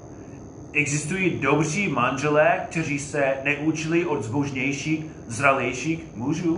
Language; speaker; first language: Czech; non-native, fluent; English